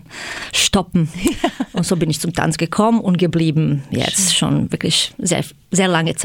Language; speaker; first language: German; non-native, fluent; Croatian